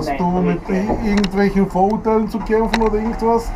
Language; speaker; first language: German; native; German